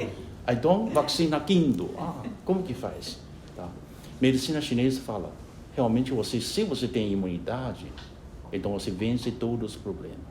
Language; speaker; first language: Portuguese; non-native, fluent; Chinese